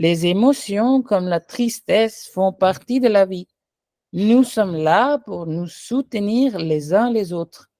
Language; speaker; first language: French; non-native, fluent; Hindi